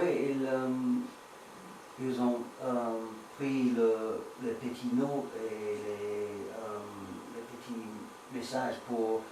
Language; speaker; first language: French; non-native, learner; English